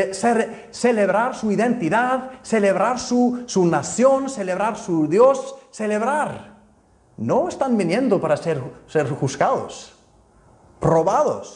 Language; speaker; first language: Spanish; non-native, fluent; Icelandic